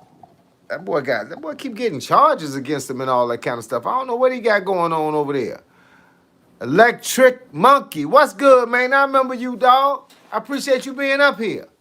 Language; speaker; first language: English; native; English